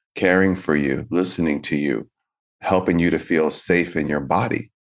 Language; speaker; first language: English; native; English